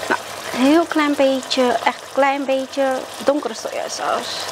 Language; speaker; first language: Dutch; non-native, fluent; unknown